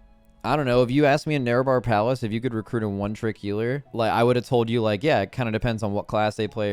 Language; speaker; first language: English; native; English